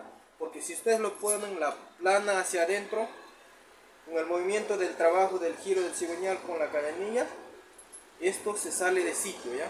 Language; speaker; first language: Spanish; native; Spanish